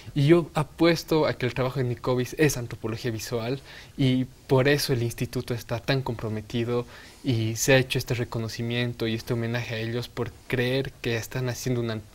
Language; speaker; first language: Spanish; native; Spanish